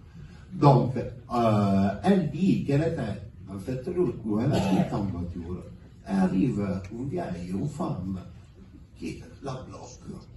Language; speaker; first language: French; non-native, fluent; Italian